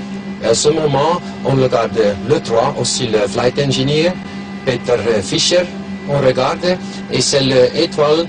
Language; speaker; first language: French; non-native, local second language; German